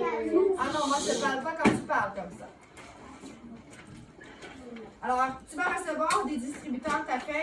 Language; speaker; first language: French; native; French